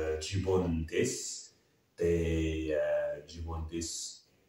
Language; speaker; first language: Japanese; non-native, learner; Arabic